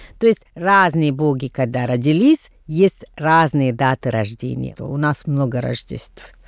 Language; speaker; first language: Russian; non-native, fluent; Tamil